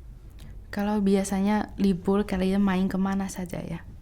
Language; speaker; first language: Indonesian; non-native, fluent; Chinese